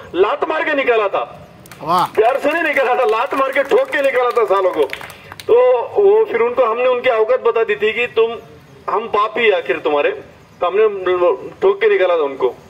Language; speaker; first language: Hindi; non-native, local second language; Marathi